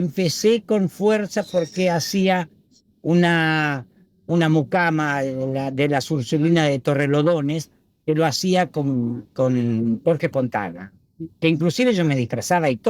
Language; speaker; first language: Spanish; early bilingual, other home language; Italian